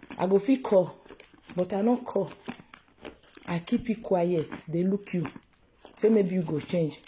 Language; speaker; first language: Nigerian Pidgin; non-native, local second language; Yoruba